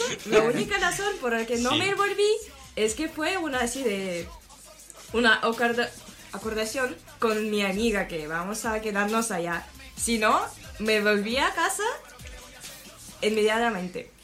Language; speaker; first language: Spanish; non-native, learner; Ukrainian